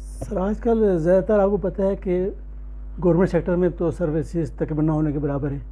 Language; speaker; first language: Urdu; non-native, local second language; Pahari-Potwari